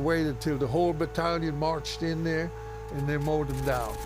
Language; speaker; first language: English; non-native, fluent; German